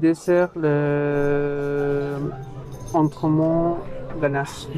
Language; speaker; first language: French; non-native, fluent; Spanish